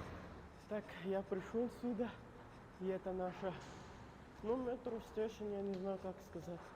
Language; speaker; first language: Russian; non-native, learner; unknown